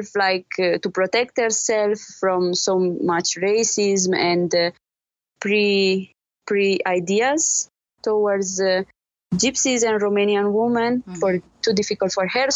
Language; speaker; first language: English; non-native, learner; Italian